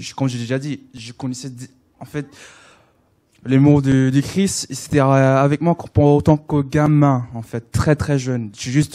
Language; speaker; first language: French; non-native, learner; English